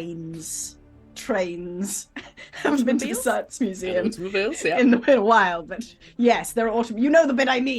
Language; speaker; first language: English; native; English